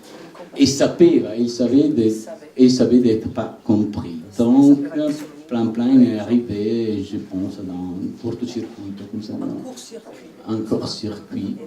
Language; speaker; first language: French; non-native, learner; Italian